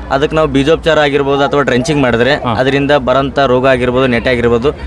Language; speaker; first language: Kannada; native; Kannada